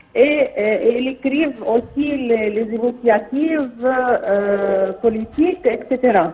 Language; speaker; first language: French; non-native, fluent; Arabic